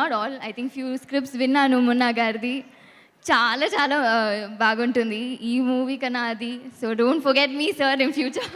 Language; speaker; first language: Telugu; non-native, local second language; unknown